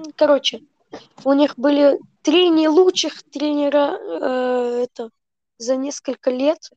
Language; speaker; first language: Russian; early bilingual, heritage; Russian